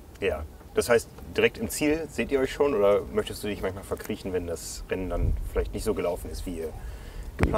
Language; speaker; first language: German; native; German